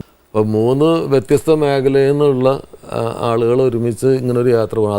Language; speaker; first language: Malayalam; native; Malayalam